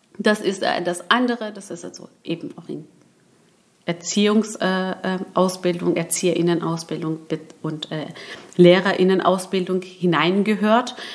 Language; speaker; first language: German; early bilingual, other home language; Persian